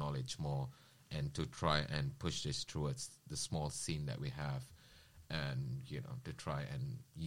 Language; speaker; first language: English; non-native, local second language; Malay